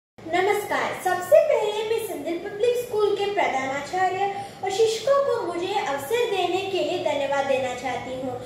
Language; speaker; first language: Hindi; non-native, local second language; Tamil